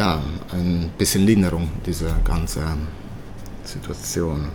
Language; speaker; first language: German; early bilingual, other home language; Italian